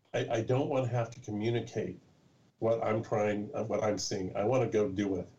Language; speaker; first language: English; native; English